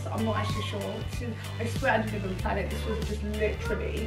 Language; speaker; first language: English; native; English